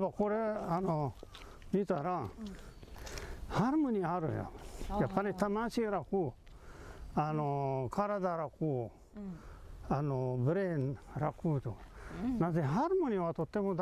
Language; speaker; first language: Japanese; non-native, learner; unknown